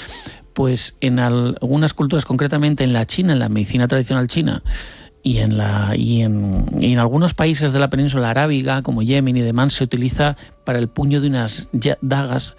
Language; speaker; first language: Spanish; native; Spanish